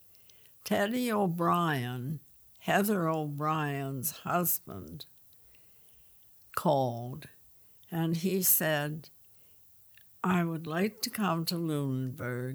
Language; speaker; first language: English; native; English